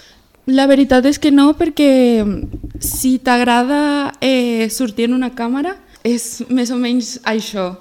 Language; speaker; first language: Catalan; early bilingual, other home language; Spanish